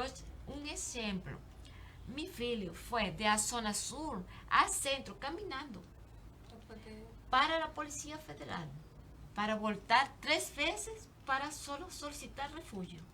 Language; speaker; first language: Portuguese; non-native, learner; Spanish